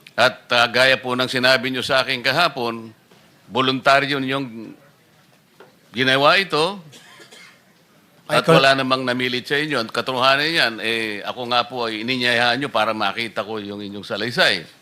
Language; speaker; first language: Filipino; native; Filipino